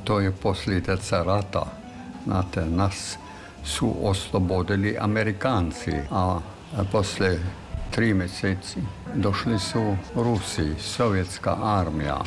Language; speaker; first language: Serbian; non-native, fluent; German